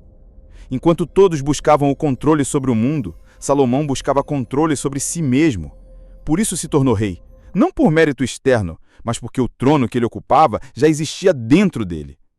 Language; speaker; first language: Portuguese; native; Portuguese